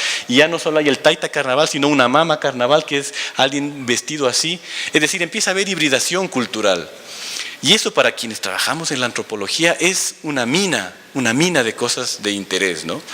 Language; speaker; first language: Spanish; native; Spanish